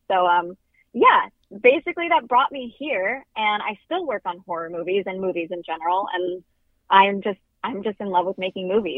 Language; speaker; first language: English; native; English